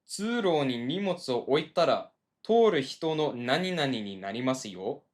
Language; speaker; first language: Japanese; non-native, fluent; English